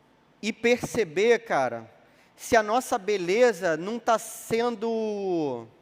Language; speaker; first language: Portuguese; native; Portuguese